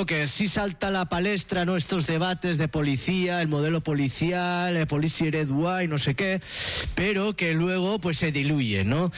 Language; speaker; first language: Spanish; native; Spanish